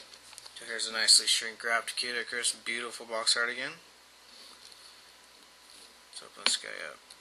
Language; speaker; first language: English; native; English